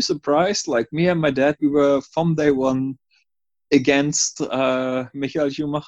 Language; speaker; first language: English; non-native, fluent; German